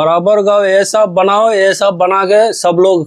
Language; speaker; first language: Hindi; non-native, local second language; Tamil